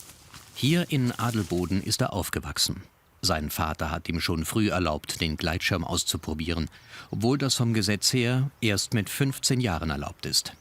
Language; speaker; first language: German; native; German